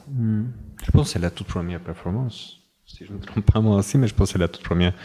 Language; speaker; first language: French; non-native, fluent; Albanian